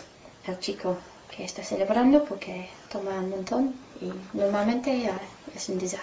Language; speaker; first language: Spanish; non-native, learner; English